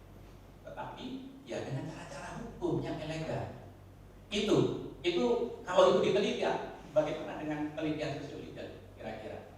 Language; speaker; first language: Indonesian; native; Indonesian